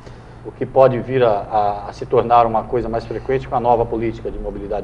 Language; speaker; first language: Portuguese; native; Portuguese